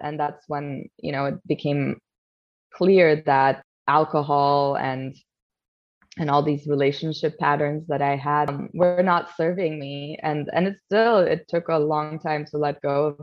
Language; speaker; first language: English; non-native, fluent; Polish